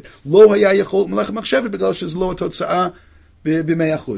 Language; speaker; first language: Hebrew; non-native, fluent; English